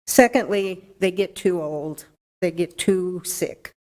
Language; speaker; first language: English; native; English